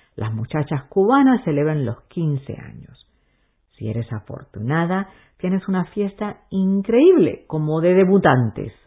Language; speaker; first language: Spanish; early bilingual, heritage; Spanish